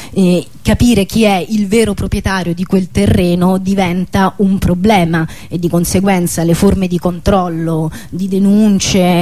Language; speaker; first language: Italian; native; Italian